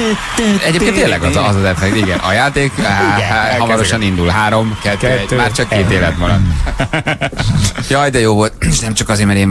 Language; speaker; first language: Hungarian; native; Hungarian